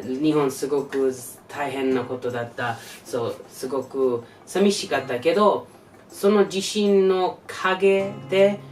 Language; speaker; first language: Japanese; non-native, learner; English